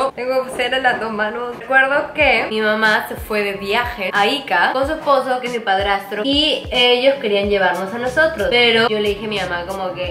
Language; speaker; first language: Spanish; native; Spanish